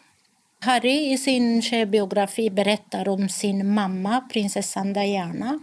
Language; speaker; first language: Swedish; non-native, fluent; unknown